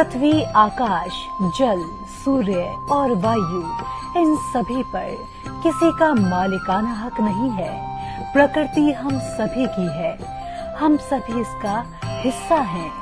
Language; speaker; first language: Hindi; native; Hindi